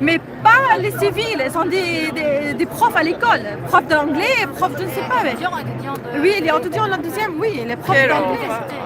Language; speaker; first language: French; non-native, learner; Arabic